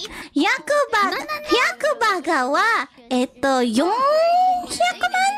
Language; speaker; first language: Japanese; non-native, learner; Indonesian